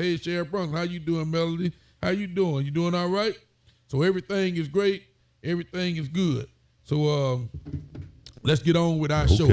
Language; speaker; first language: English; native; English